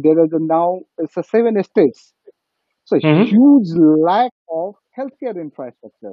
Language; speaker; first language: English; non-native, local second language; Nepali